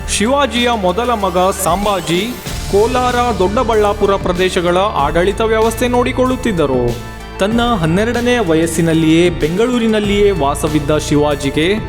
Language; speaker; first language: Kannada; native; Kannada